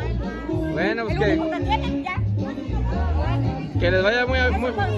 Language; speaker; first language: Spanish; native; Spanish